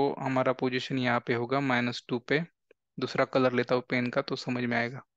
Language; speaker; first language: Hindi; non-native, local second language; Marathi